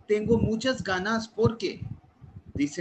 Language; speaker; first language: Spanish; non-native, learner; Hindi